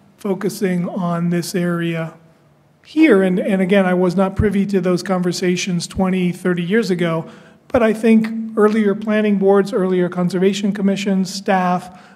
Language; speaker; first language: English; native; English